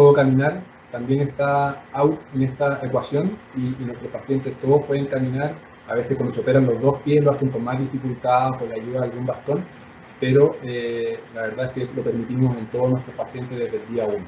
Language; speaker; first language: Spanish; native; Spanish